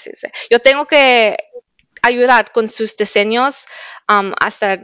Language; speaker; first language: Spanish; early bilingual, heritage; Spanish